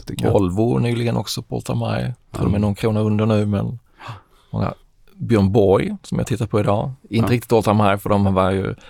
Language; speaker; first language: Swedish; native; Swedish